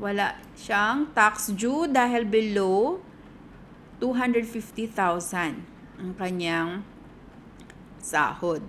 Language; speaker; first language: Filipino; native; Filipino